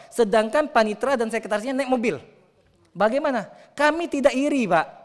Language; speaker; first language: Indonesian; native; Indonesian